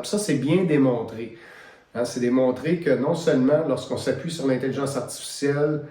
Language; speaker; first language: French; native; French